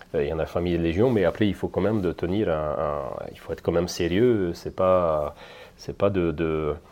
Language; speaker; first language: French; non-native, fluent; Hungarian